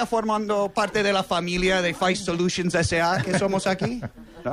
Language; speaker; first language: Spanish; non-native, fluent; English